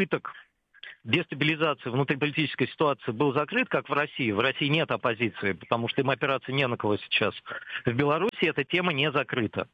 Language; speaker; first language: Russian; native; Russian